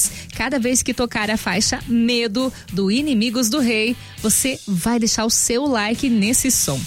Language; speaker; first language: Portuguese; native; Portuguese